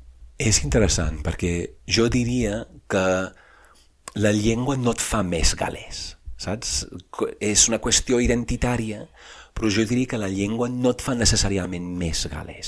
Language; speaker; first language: Catalan; non-native, fluent; English